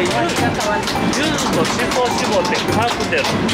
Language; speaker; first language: Japanese; native; Japanese